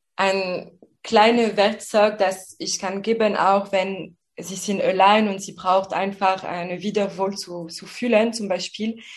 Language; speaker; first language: German; non-native, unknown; French